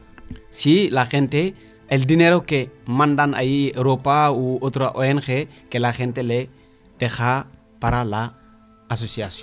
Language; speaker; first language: Spanish; non-native, learner; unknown